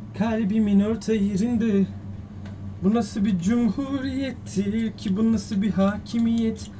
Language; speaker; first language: Turkish; native; Turkish